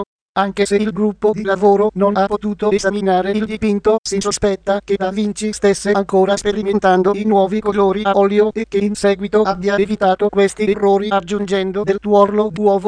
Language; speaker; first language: Italian; native; Italian